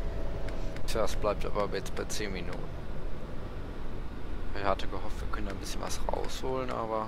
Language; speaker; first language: German; native; German